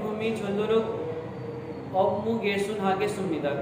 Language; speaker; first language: Korean; non-native, learner; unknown